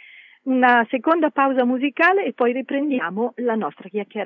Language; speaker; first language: Italian; native; Italian